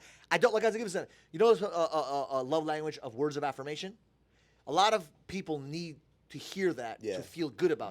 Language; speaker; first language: English; native; English